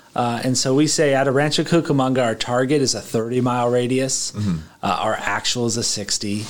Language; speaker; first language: English; native; English